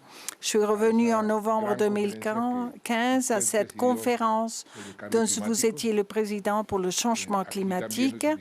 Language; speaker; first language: French; non-native, fluent; Spanish